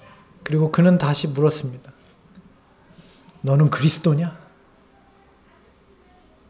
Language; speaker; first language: Korean; native; Korean